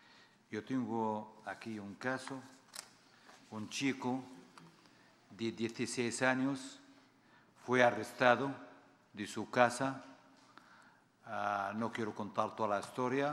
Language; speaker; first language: Spanish; non-native, fluent; Arabic